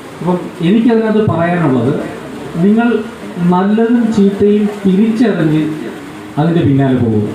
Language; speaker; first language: Malayalam; native; Malayalam